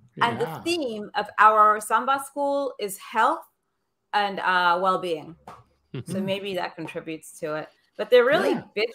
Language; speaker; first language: English; early bilingual, other home language; Portuguese